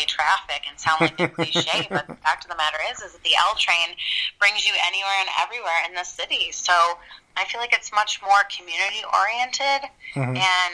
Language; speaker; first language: English; native; English